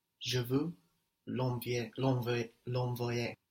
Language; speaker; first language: French; non-native, learner; English